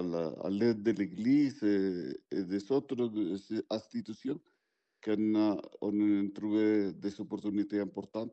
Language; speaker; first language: French; non-native, fluent; Spanish